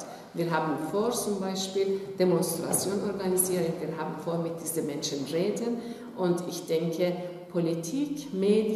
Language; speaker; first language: German; non-native, fluent; Persian